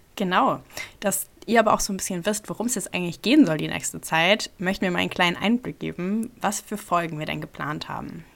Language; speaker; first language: German; native; German